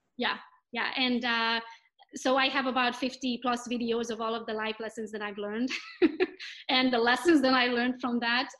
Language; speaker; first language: English; non-native, fluent; Romanian